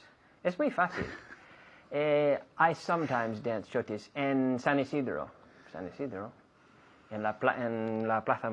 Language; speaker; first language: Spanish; non-native, fluent; English